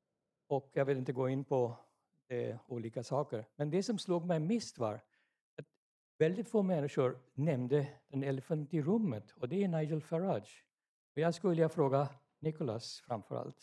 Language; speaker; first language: Swedish; non-native, fluent; English